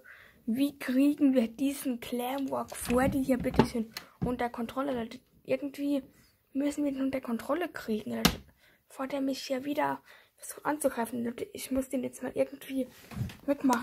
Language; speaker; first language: German; native; German